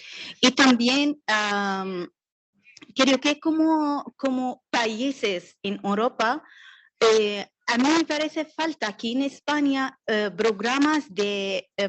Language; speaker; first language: Spanish; non-native, learner; Arabic